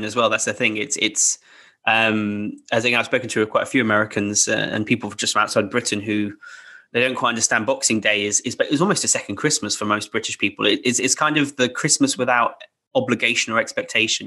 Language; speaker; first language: English; native; English